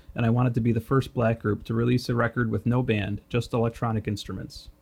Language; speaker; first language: English; native; English